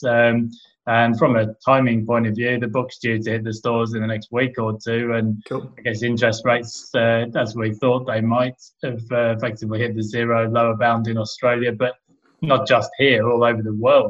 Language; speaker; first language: English; native; English